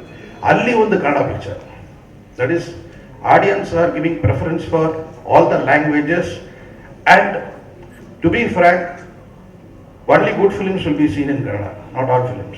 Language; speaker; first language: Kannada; non-native, learner; Tamil